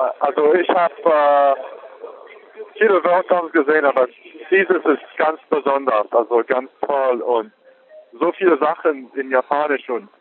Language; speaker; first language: German; non-native, fluent; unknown